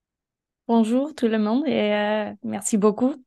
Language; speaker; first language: French; non-native, fluent; English